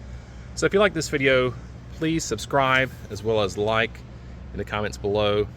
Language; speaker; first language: English; native; English